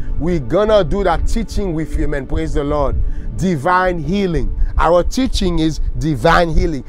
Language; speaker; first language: English; non-native, fluent; Haitian Creole